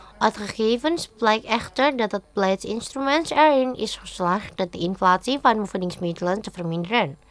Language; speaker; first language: Dutch; non-native, fluent; Indonesian